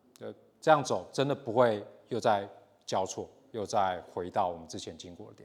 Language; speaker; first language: Chinese; native; Chinese